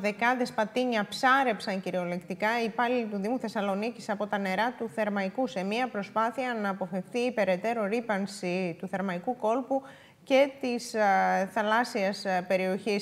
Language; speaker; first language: Greek; native; Greek